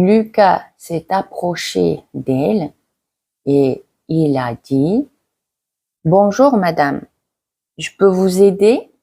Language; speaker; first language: French; non-native, fluent; Mongolian